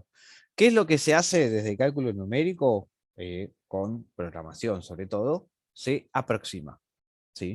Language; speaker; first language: Spanish; native; Spanish